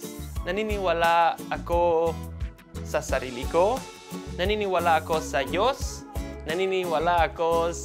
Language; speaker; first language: Filipino; non-native, learner; Hebrew